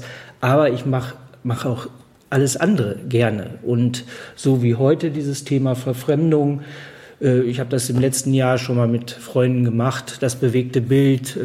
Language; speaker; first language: German; native; German